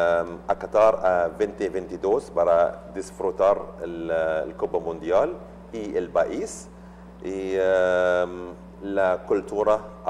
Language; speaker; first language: Spanish; non-native, learner; Arabic